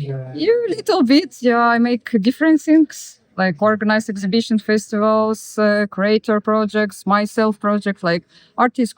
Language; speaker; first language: English; non-native, learner; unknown